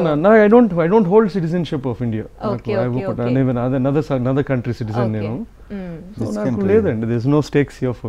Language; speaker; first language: Telugu; native; Telugu